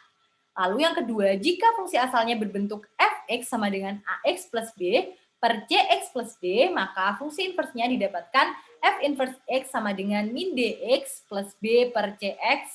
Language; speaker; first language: Indonesian; native; Indonesian